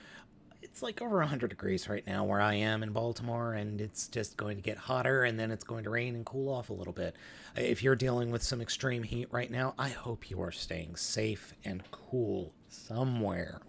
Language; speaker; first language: English; native; English